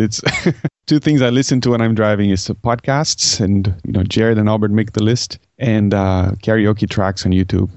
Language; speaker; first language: English; non-native, fluent; Portuguese